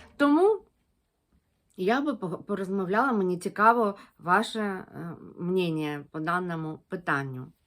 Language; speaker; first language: Ukrainian; non-native, local second language; Russian